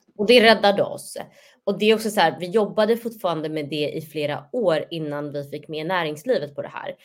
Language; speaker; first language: Swedish; early bilingual, other home language; Somali